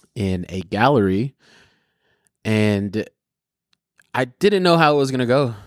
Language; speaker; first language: English; early bilingual, other home language; Filipino